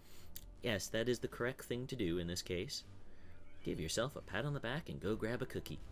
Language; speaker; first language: English; native; English